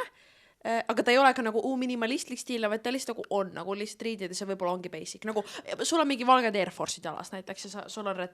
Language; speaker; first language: Estonian; native; Estonian